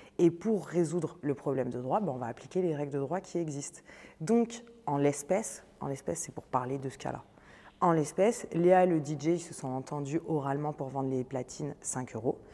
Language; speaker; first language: French; native; French